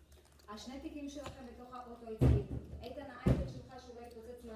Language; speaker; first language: Hebrew; native; Hebrew